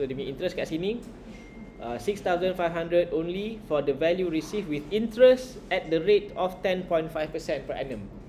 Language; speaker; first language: English; non-native, local second language; Malay